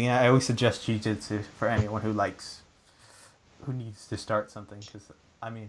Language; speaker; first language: English; native; English